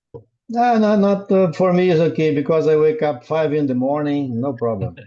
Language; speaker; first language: English; non-native, learner; Portuguese